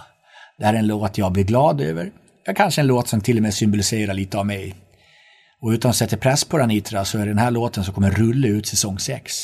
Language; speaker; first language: Swedish; native; Swedish